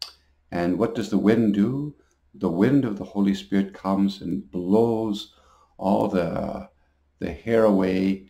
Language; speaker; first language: English; native; English